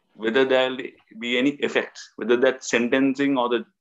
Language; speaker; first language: English; non-native, local second language; Sinhala